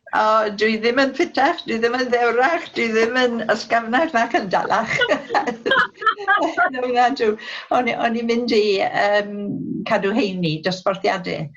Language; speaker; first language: Welsh; non-native, local second language; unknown